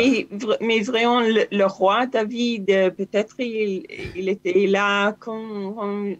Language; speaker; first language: French; non-native, learner; Hebrew